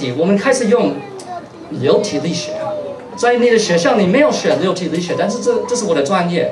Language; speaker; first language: Chinese; non-native, fluent; English